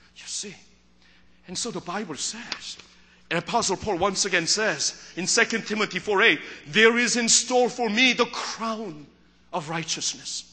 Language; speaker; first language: English; early bilingual, other home language; Korean